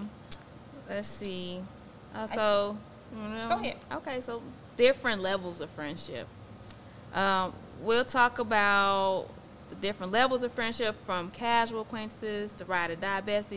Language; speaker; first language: English; native; English